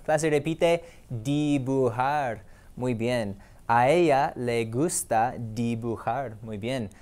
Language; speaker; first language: Spanish; non-native, fluent; English